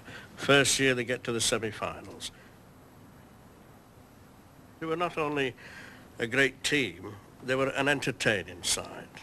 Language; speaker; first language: English; native; English